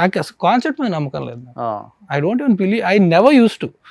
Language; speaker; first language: Telugu; native; Telugu